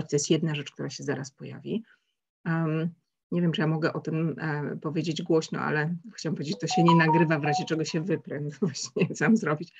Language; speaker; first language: Polish; native; Polish